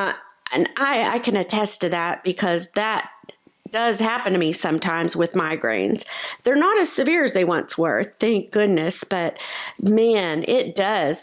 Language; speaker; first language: English; native; English